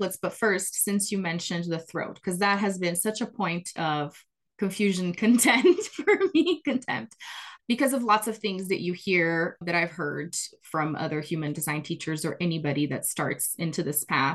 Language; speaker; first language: English; non-native, fluent; Portuguese